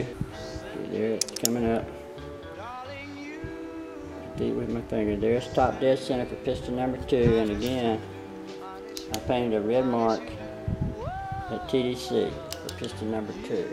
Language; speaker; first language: English; native; English